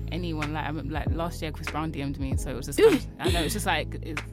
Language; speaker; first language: English; early bilingual, other home language; Yoruba